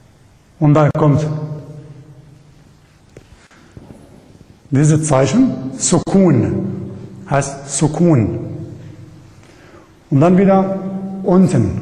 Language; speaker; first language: German; non-native, learner; Arabic